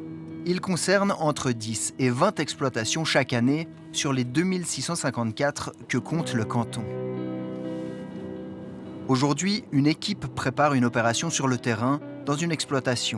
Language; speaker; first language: French; native; French